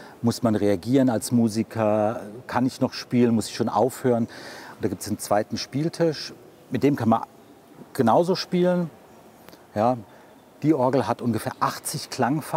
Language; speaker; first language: German; native; German